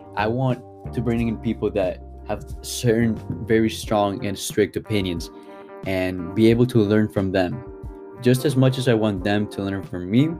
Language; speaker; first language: English; early bilingual, other home language; Spanish